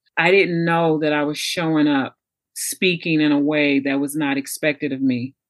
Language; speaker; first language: English; native; English